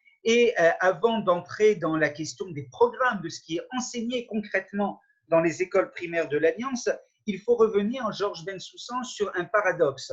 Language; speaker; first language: French; native; French